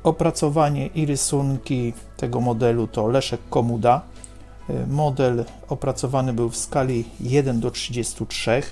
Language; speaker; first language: Polish; native; Polish